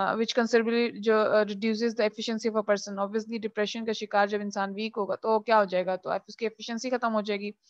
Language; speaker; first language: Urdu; non-native, local second language; Punjabi